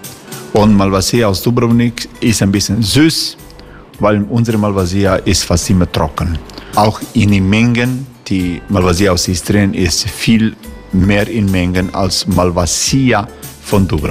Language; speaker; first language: German; non-native, fluent; Croatian